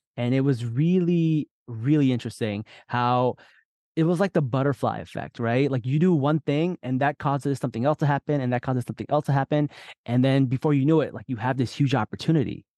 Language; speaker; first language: English; early bilingual, other home language; Urdu